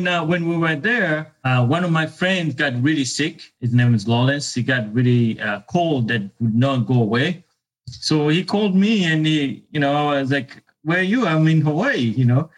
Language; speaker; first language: English; non-native, local second language; Ganda